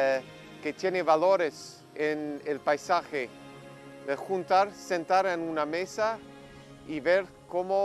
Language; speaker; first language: Spanish; non-native, fluent; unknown